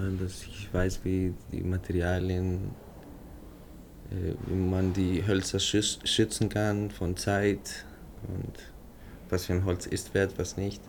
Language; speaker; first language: German; non-native, fluent; Greek